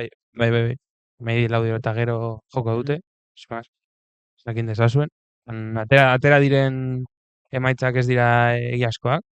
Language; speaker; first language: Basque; non-native, local second language; Spanish